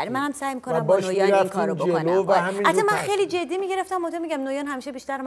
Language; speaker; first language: Persian; native; Persian